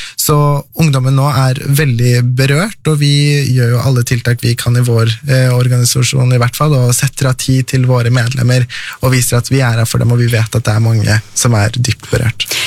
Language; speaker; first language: Norwegian; early bilingual, other home language; Persian